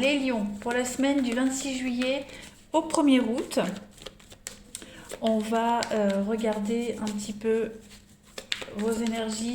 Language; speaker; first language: French; native; French